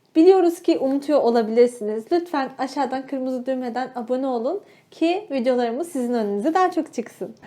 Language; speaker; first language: Turkish; native; Turkish